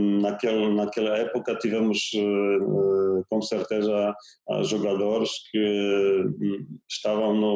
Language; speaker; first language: Portuguese; non-native, fluent; Polish